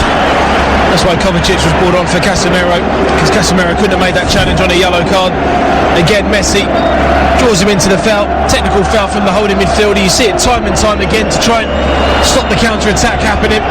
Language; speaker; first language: English; native; English